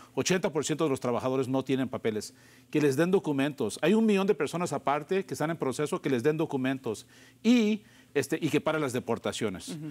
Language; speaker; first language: Spanish; early bilingual, heritage; Spanish